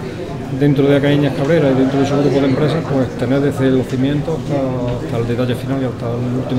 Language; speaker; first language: Spanish; native; Spanish